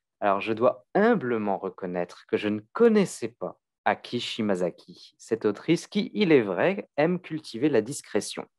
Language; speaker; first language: French; native; French